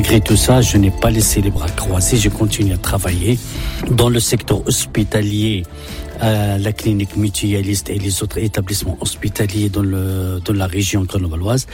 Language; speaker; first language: French; non-native, local second language; Arabic